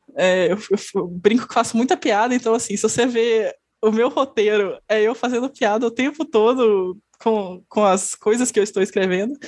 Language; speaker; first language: Portuguese; native; Portuguese